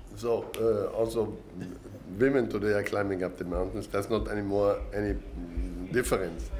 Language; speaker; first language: English; non-native, fluent; German